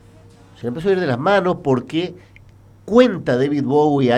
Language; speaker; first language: Spanish; native; Spanish